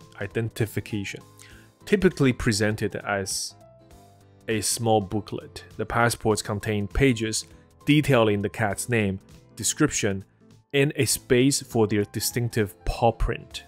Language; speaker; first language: English; non-native, fluent; Chinese